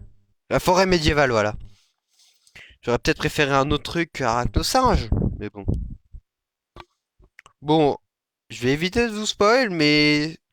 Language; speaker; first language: French; native; French